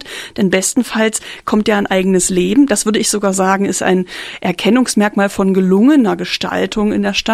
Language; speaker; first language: German; native; German